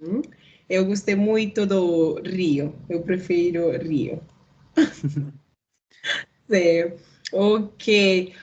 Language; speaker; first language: Portuguese; non-native, learner; Spanish